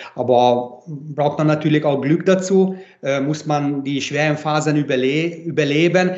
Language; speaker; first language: German; non-native, fluent; Hungarian